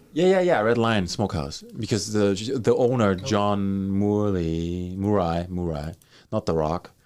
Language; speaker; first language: English; non-native, fluent; German